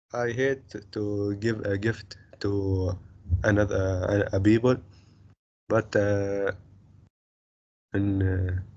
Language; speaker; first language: English; non-native, learner; Arabic